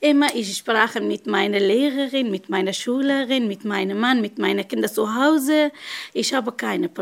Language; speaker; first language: German; non-native, learner; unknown